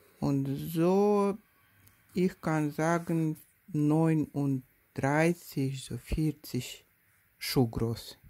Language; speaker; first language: German; non-native, learner; Russian